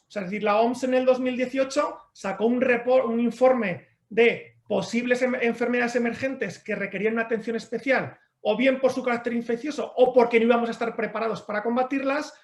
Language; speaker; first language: Spanish; native; Spanish